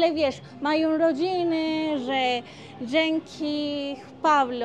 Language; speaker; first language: Polish; non-native, learner; Spanish